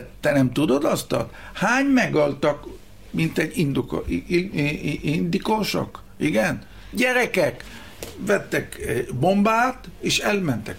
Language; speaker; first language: Hungarian; early bilingual, heritage; Hebrew